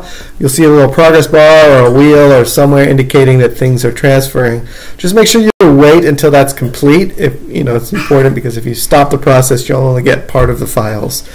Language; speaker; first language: English; native; English